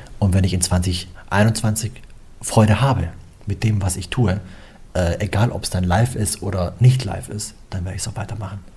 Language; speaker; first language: German; native; German